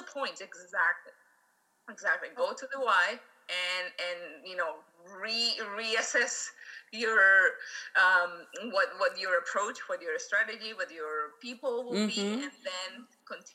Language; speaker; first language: English; non-native, fluent; Spanish